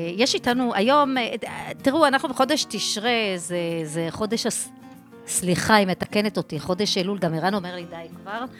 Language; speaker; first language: Hebrew; native; Hebrew